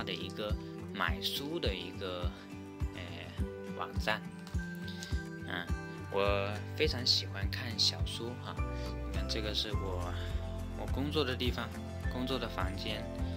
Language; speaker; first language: Chinese; native; Chinese